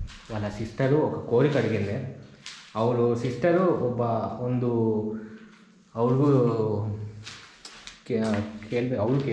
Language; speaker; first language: Kannada; non-native, local second language; Telugu